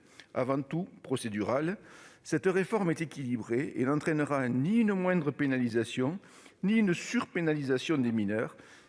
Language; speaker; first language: French; native; French